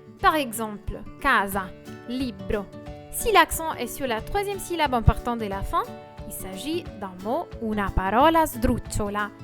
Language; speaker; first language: French; non-native, fluent; Italian